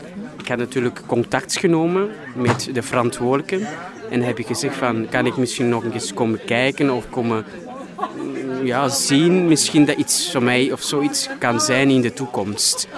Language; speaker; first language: Dutch; non-native, fluent; Thai